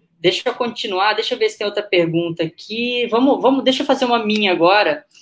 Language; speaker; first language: Portuguese; native; Portuguese